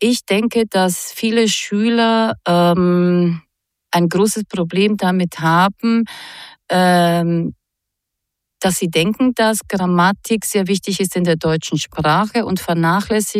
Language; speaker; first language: German; non-native, fluent; Croatian